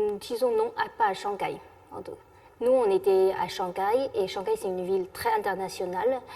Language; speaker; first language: French; non-native, fluent; Chinese